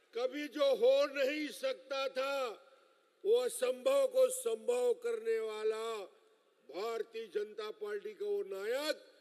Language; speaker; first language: Hindi; native; Hindi